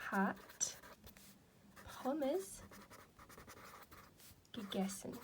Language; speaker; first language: German; non-native, fluent; English